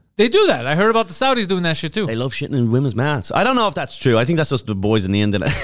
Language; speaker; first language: English; native; English